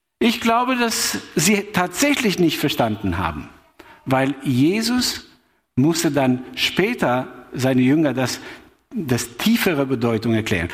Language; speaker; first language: German; non-native, fluent; Albanian